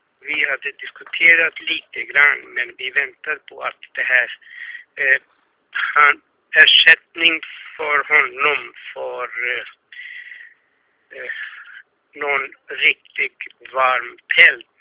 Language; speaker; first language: Swedish; non-native, fluent; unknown